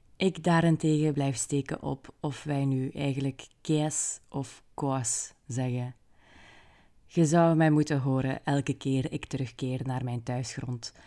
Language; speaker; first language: Dutch; native; Dutch